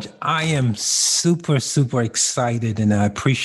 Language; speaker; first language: English; non-native, local second language; Yoruba